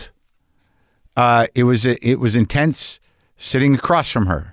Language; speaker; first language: English; native; English